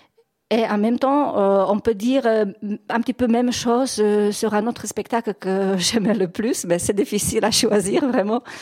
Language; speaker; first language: French; non-native, fluent; Czech